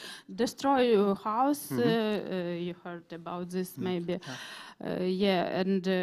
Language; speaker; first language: English; non-native, learner; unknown